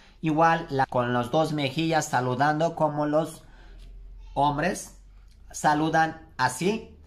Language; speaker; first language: Spanish; non-native, learner; Turkish